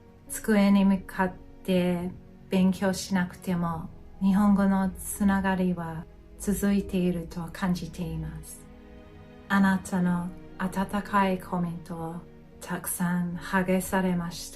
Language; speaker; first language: Japanese; non-native, fluent; English